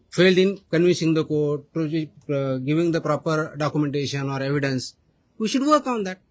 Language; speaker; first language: English; non-native, local second language; Marathi